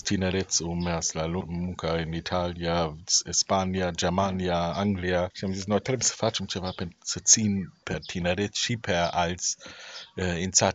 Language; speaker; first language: Romanian; non-native, learner; German